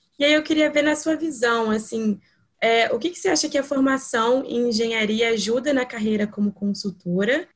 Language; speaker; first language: Portuguese; native; Portuguese